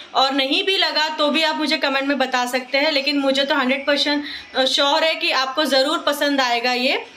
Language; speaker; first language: Hindi; native; Hindi